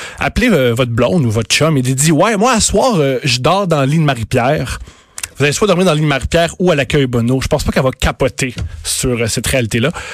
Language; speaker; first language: French; native; French